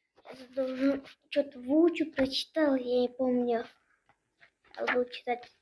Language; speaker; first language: Russian; non-native, local second language; Kazakh